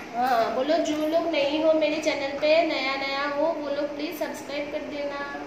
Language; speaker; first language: Hindi; non-native, local second language; Bangla